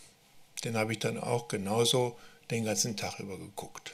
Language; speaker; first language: German; native; German